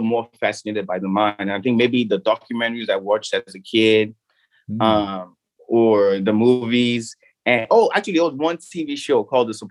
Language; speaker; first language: English; non-native, local second language; Yoruba